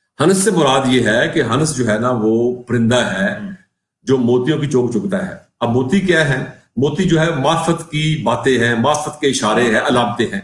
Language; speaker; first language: Urdu; non-native, local second language; Punjabi